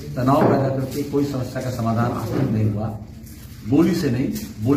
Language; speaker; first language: Hindi; non-native, local second language; Bangla